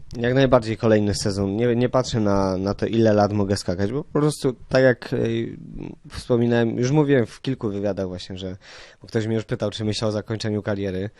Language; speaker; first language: Polish; native; Polish